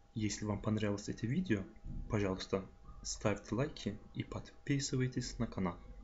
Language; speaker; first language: Russian; non-native, fluent; Turkish